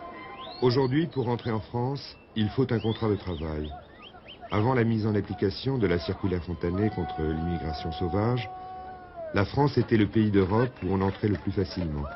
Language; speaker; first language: French; native; French